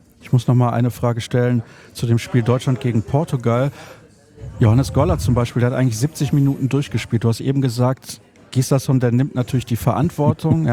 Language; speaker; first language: German; native; German